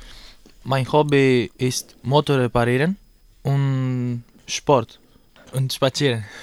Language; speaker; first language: German; non-native, learner; Greek